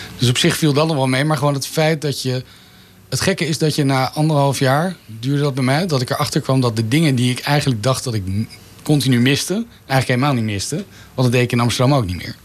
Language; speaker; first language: Dutch; native; Dutch